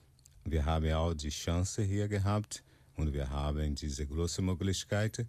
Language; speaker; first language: German; non-native, fluent; Portuguese